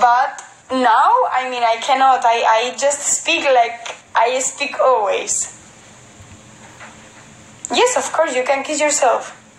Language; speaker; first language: English; non-native, fluent; Spanish